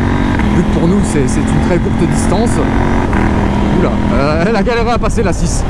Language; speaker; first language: French; native; French